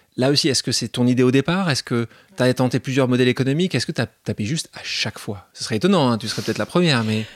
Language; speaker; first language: French; native; French